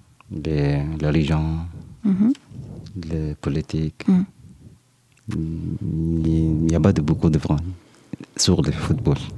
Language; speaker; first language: French; non-native, learner; Arabic